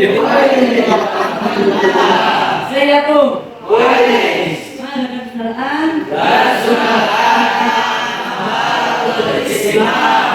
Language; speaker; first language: Arabic; non-native, fluent; Indonesian